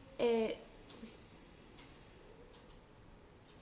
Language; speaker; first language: French; non-native, fluent; Spanish